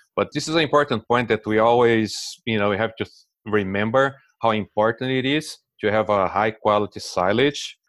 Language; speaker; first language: English; non-native, fluent; Portuguese